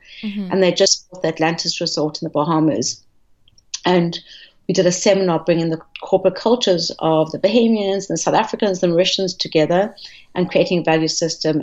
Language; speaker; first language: English; native; English